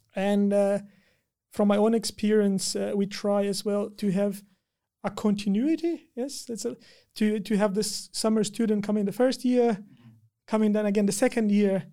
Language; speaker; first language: English; non-native, fluent; Portuguese